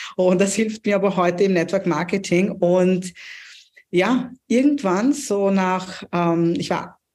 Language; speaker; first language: German; non-native, fluent; Urdu